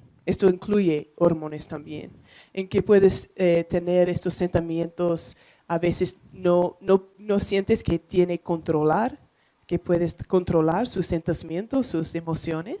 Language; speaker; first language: Spanish; non-native, learner; English